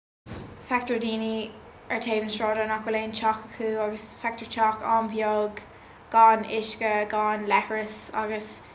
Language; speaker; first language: Irish; non-native, local second language; English